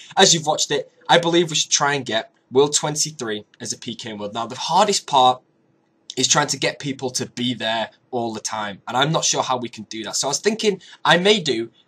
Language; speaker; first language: English; native; English